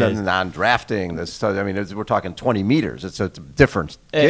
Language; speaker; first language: English; native; English